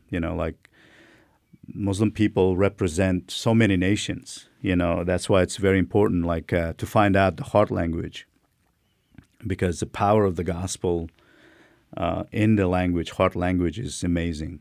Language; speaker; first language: English; non-native, fluent; Turkmen